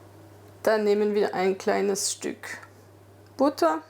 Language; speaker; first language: German; non-native, fluent; French